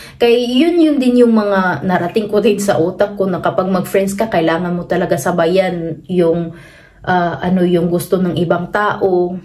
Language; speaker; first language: Filipino; non-native, local second language; Cebuano